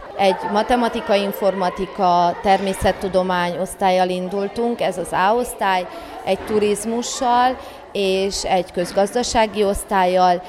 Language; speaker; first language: Hungarian; native; Hungarian